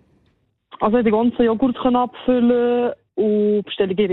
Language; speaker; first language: German; native; German